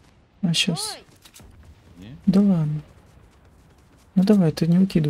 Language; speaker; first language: Russian; native; Russian